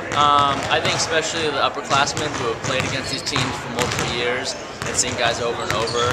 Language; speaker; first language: English; native; English